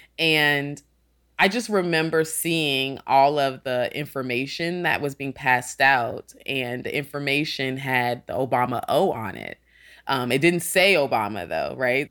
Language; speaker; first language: English; native; English